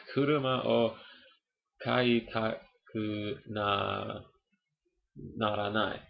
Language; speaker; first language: Japanese; non-native, learner; English